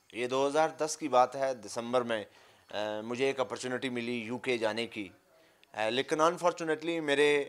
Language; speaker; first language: Urdu; non-native, local second language; Punjabi